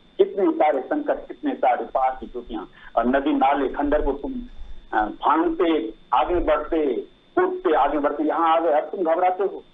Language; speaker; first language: Hindi; non-native, local second language; Maithili